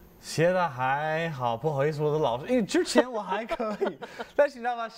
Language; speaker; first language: Chinese; non-native, fluent; English